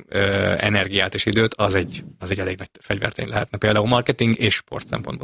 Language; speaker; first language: Hungarian; native; Hungarian